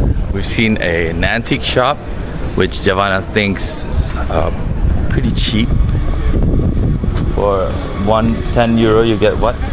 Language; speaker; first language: English; non-native, fluent; Indonesian